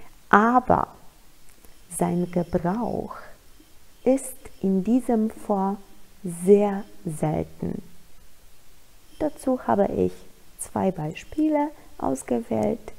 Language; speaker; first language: German; non-native, fluent; Polish